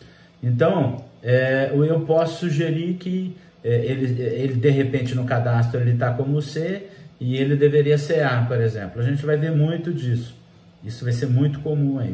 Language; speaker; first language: Portuguese; native; Portuguese